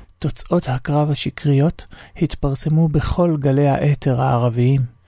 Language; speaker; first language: Hebrew; native; Hebrew